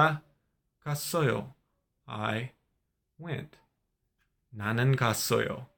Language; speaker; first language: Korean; non-native, fluent; English